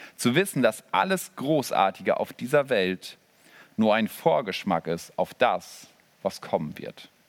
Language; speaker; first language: German; native; German